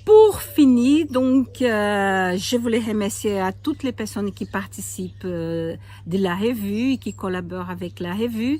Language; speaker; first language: French; non-native, fluent; Portuguese